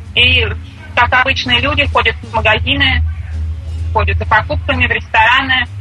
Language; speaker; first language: Russian; native; Russian